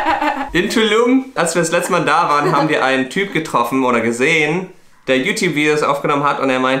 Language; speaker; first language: German; native; German